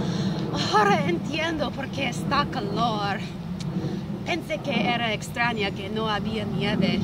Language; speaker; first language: Spanish; non-native, learner; English